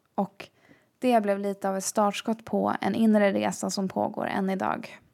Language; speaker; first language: Swedish; native; Swedish